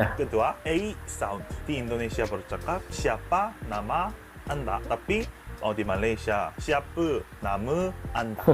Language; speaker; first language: Malay; non-native, learner; Korean